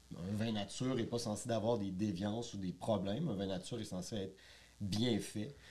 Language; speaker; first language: French; native; French